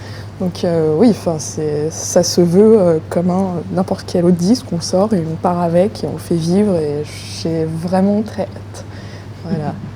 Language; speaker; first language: French; native; French